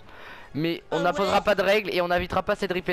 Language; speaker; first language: French; native; French